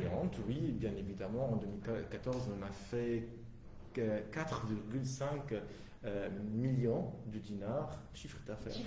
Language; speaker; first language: French; non-native, local second language; Arabic